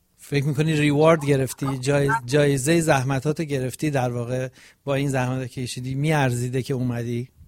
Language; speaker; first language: Persian; native; Persian